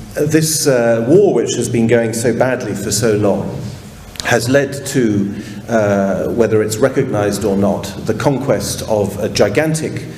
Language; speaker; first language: English; native; English